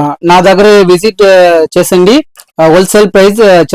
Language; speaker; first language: Telugu; non-native, learner; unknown